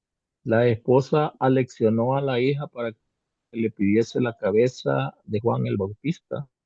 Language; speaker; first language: Spanish; native; Spanish